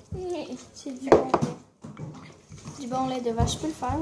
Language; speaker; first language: French; native; French